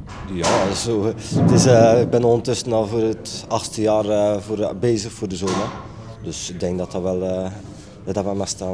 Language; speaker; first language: Dutch; native; Dutch